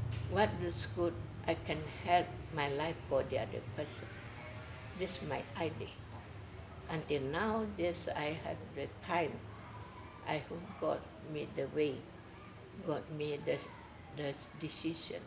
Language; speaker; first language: English; non-native, learner; Indonesian